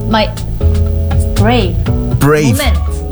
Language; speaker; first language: English; non-native, learner; Korean